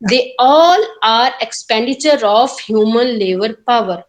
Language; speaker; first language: English; non-native, local second language; Punjabi